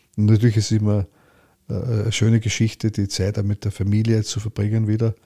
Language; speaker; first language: German; native; German